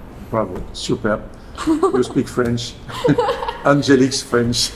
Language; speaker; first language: English; non-native, learner; French